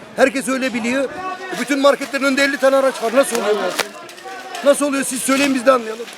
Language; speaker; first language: Turkish; native; Turkish